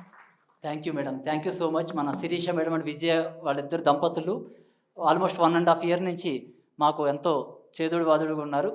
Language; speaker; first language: Telugu; native; Telugu